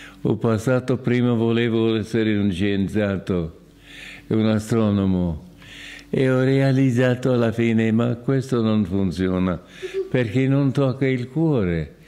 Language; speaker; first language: Italian; non-native, fluent; English